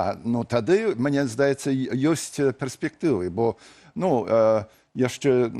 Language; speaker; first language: Belarusian; non-native, fluent; English